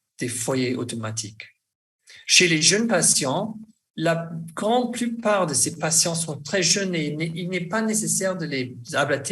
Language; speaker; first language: French; non-native, fluent; English